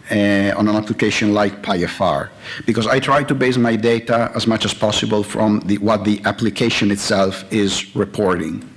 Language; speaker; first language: English; non-native, fluent; Italian